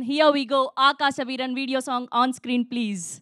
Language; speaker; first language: Telugu; native; Telugu